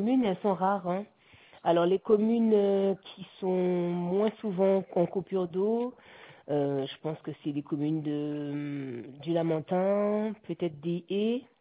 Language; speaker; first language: French; native; French